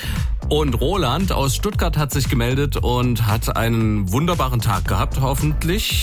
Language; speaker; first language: German; native; German